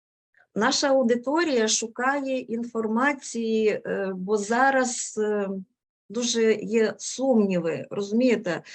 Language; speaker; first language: Ukrainian; non-native, local second language; Russian